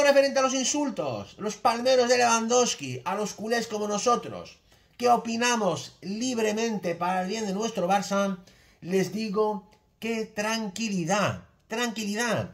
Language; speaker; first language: Spanish; native; Spanish